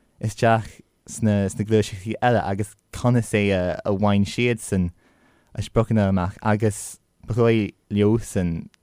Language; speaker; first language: Irish; non-native, local second language; English